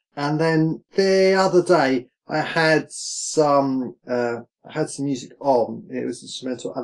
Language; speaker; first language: English; native; English